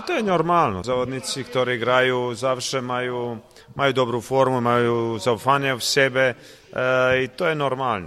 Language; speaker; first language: Polish; non-native, learner; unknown